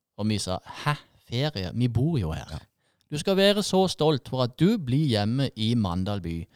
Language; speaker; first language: Norwegian; native; Norwegian